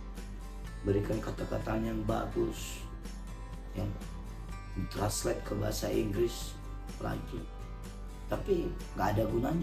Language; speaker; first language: Indonesian; native; Indonesian